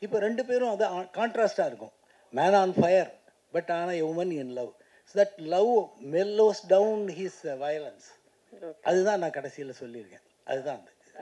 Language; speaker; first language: Tamil; native; Tamil